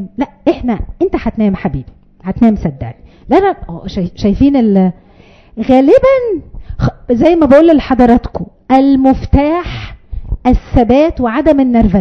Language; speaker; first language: Arabic; native; Arabic